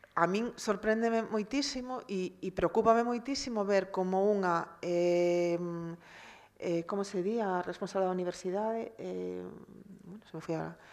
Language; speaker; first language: Galician; native; Galician